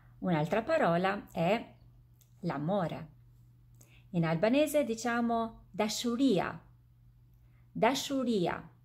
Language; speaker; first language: Italian; non-native, fluent; Albanian